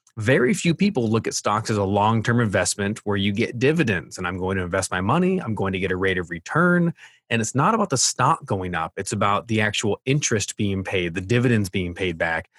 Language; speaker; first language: English; native; English